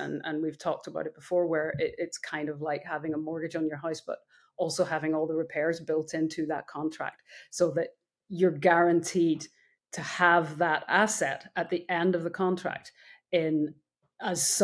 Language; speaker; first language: English; native; English